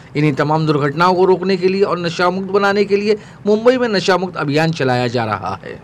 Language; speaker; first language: Hindi; native; Hindi